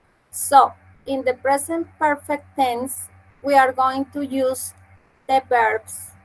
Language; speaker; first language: English; non-native, fluent; Spanish